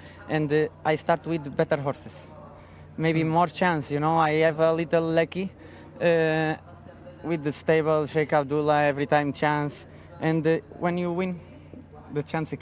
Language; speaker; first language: English; non-native, learner; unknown